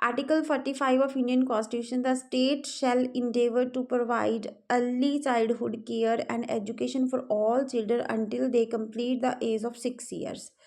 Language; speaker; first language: English; non-native, local second language; Punjabi